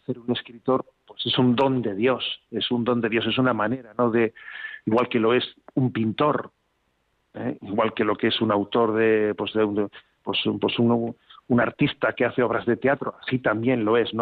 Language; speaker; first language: Spanish; native; Spanish